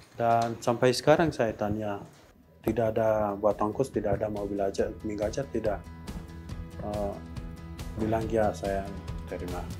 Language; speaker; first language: Indonesian; non-native, learner; Persian